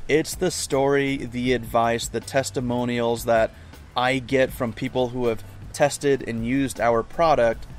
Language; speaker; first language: English; native; English